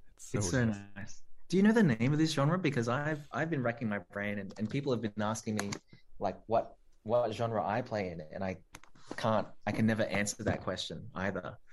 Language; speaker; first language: English; native; English